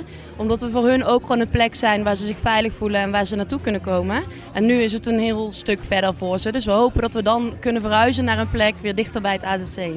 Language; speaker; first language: Dutch; native; Dutch